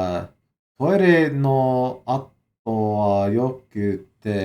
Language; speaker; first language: Japanese; non-native, learner; English